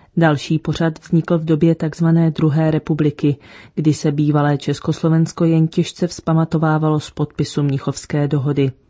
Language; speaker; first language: Czech; native; Czech